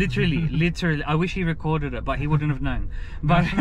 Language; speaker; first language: English; native; English